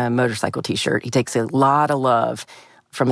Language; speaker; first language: English; native; English